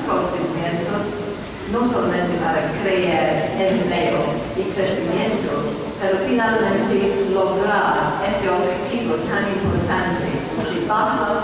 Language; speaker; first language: Spanish; non-native, fluent; English